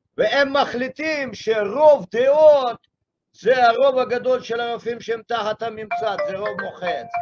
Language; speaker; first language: Hebrew; non-native, fluent; Russian